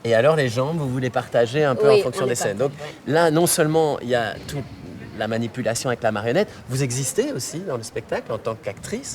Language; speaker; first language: French; native; French